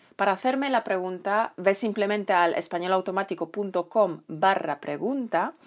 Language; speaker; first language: Spanish; non-native, fluent; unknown